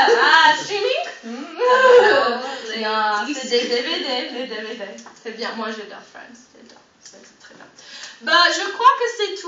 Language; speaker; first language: French; non-native, fluent; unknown